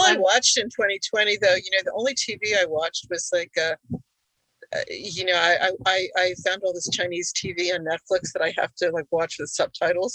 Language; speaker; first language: English; early bilingual, other home language; Hungarian